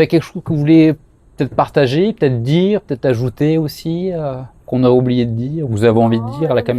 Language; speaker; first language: French; native; French